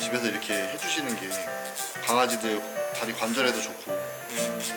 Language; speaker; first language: Korean; native; Korean